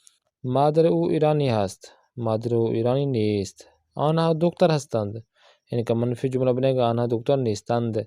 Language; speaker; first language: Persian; non-native, fluent; Urdu